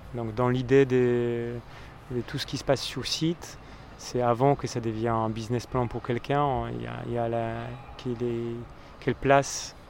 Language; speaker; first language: French; non-native, fluent; Polish